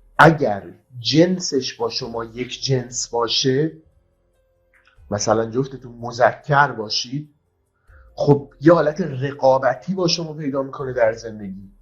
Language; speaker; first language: Persian; native; Persian